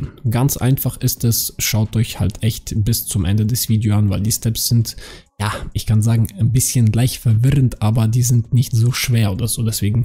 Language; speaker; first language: German; native; German